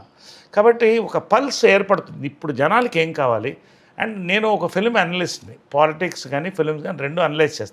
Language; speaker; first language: Telugu; native; Telugu